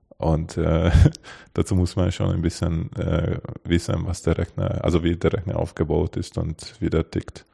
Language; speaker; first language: German; non-native, fluent; Hungarian